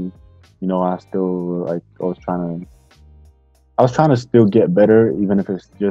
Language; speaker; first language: English; non-native, fluent; Bulgarian